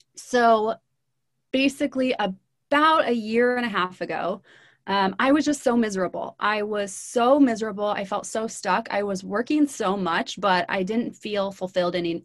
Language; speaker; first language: English; native; English